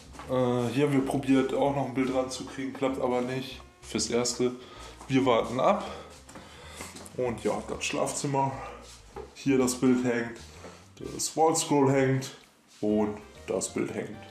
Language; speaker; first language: German; native; German